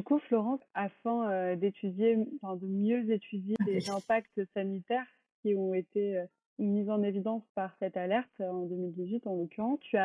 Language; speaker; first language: French; native; French